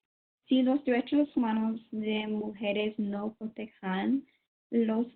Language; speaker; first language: Spanish; non-native, learner; English